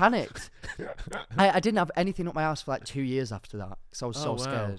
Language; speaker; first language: English; native; English